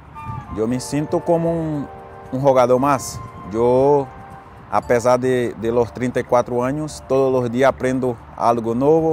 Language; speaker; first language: Spanish; non-native, fluent; Portuguese